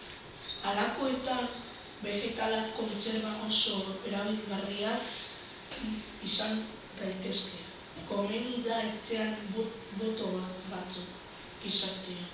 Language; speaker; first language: Basque; non-native, local second language; Spanish